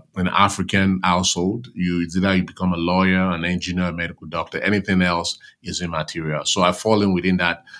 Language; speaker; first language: English; non-native, local second language; Yoruba